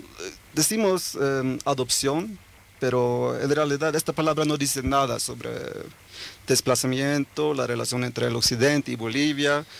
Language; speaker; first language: Spanish; early bilingual, heritage; Norwegian